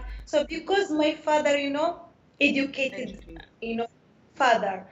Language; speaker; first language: English; non-native, learner; Arabic